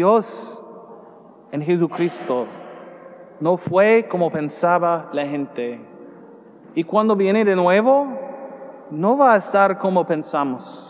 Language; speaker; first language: Spanish; non-native, learner; English